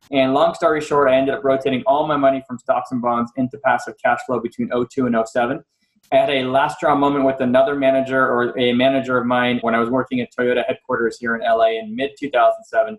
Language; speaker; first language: English; native; English